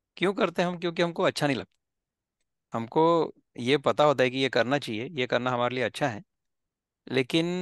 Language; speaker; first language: Hindi; non-native, local second language; Marathi